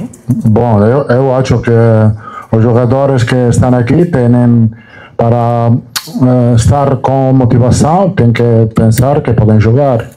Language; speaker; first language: Portuguese; non-native, learner; Italian